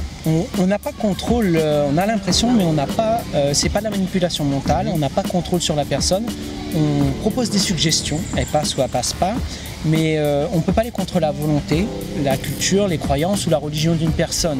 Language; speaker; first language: French; native; French